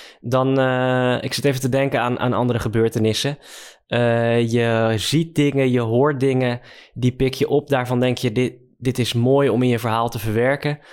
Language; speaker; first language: Dutch; native; Dutch